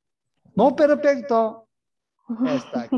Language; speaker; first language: Spanish; non-native, learner; Korean